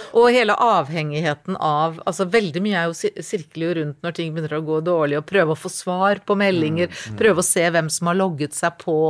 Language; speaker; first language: Norwegian; native; Norwegian